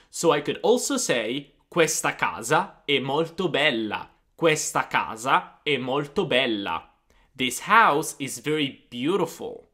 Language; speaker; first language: Italian; native; Italian